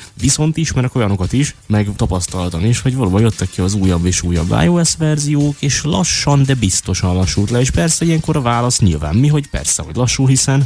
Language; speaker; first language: Hungarian; native; Hungarian